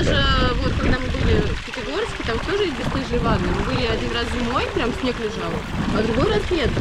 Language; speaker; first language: Russian; native; Russian